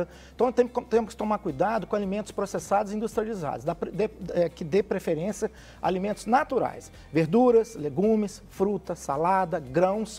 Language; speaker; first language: Portuguese; native; Portuguese